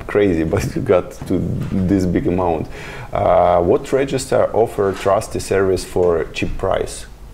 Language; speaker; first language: English; non-native, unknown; Russian